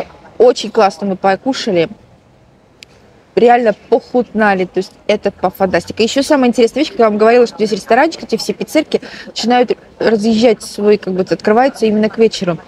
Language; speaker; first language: Russian; native; Russian